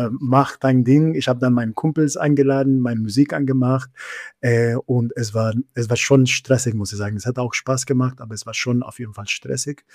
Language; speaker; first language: German; non-native, fluent; English